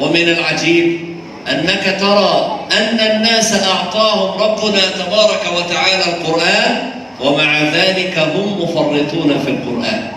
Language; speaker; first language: Arabic; native; Arabic